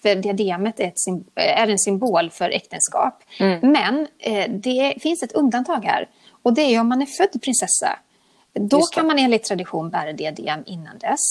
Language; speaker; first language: Swedish; native; Swedish